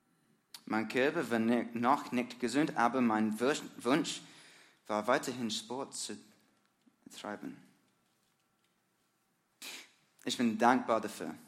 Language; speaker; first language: German; non-native, learner; English